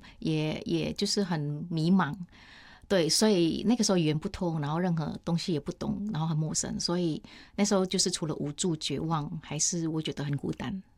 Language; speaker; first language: Chinese; non-native, fluent; Indonesian